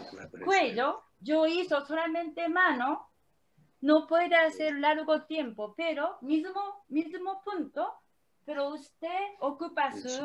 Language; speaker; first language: Spanish; non-native, learner; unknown